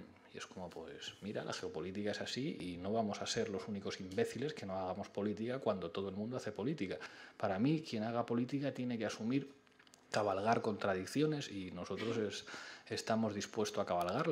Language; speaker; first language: Spanish; native; Spanish